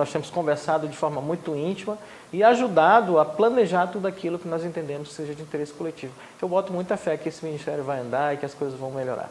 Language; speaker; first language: Portuguese; non-native, local second language; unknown